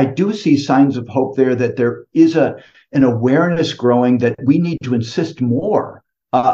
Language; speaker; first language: English; native; English